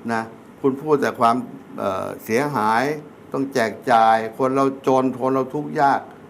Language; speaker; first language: Thai; native; Thai